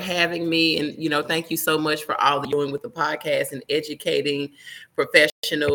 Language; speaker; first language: English; native; English